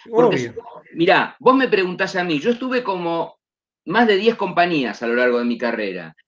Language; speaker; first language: Spanish; native; Spanish